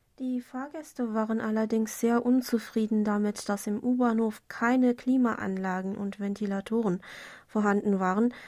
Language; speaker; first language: German; non-native, fluent; Korean